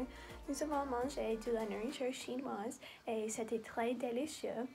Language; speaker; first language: French; non-native, learner; English